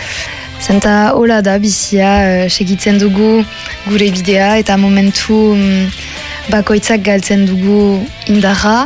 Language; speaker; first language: Basque; non-native, local second language; French